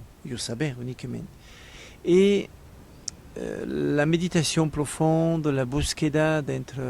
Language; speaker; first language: Spanish; non-native, learner; French